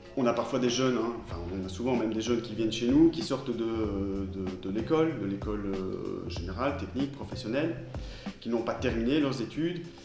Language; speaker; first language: French; native; French